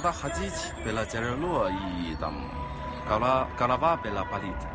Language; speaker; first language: Russian; non-native, learner; Chinese